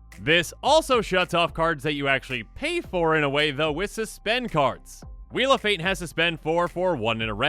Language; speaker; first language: English; native; English